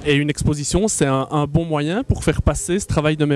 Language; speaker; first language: French; native; French